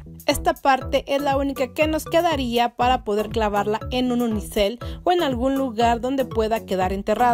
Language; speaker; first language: Spanish; native; Spanish